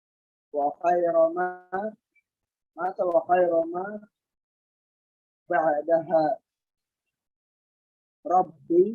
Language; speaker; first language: Arabic; non-native, fluent; Indonesian